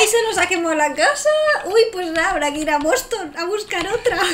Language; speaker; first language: Spanish; native; Spanish